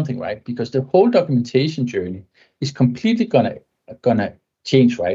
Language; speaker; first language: English; non-native, fluent; Danish